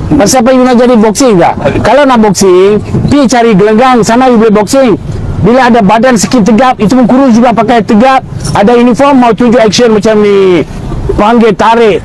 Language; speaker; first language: Malay; native; Malay